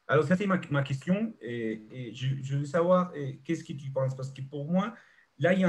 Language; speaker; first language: French; non-native, fluent; Spanish